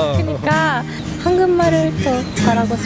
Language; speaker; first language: Korean; early bilingual, heritage; Japanese